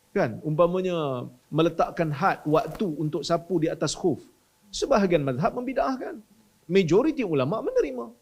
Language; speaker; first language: Malay; native; Malay